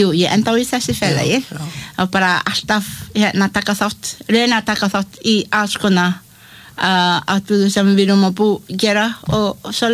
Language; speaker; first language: Icelandic; non-native, learner; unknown